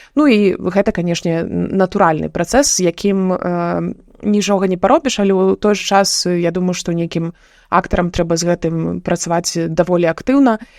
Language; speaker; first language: Belarusian; non-native, local second language; Russian